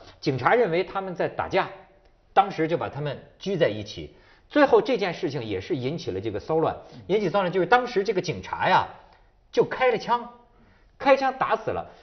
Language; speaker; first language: Chinese; native; Chinese